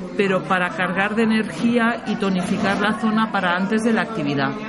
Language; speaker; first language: Spanish; native; Spanish